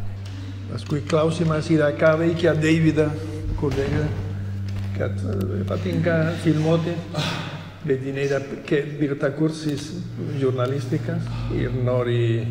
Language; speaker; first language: Lithuanian; non-native, learner; Spanish